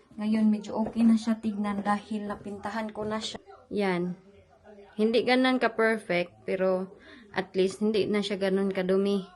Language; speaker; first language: Filipino; non-native, local second language; Cebuano